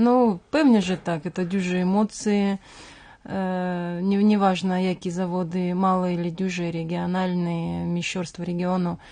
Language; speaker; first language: Polish; non-native, learner; Ukrainian